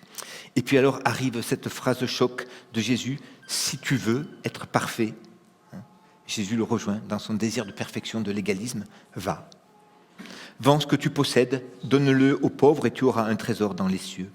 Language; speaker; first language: French; native; French